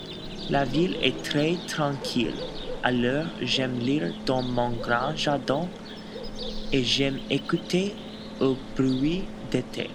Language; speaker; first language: French; non-native, learner; English